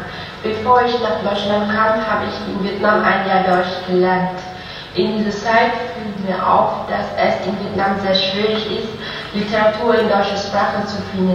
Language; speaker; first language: German; non-native, fluent; Vietnamese